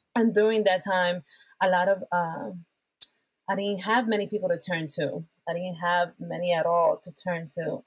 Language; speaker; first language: English; early bilingual, other home language; Spanish